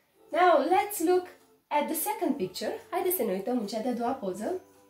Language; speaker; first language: Romanian; native; Romanian